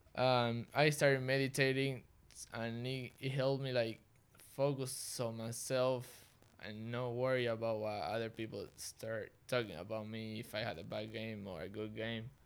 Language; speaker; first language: English; non-native, fluent; Spanish